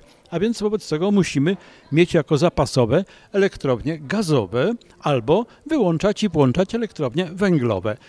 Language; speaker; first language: Polish; native; Polish